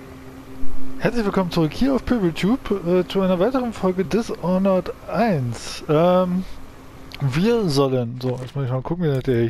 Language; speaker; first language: German; native; German